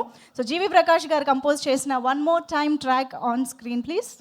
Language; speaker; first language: Telugu; native; Telugu